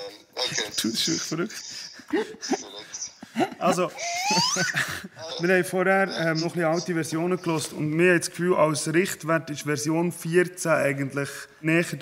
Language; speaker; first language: German; native; German